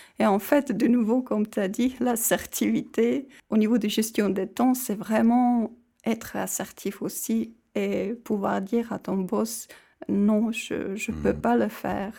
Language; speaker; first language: French; non-native, fluent; Czech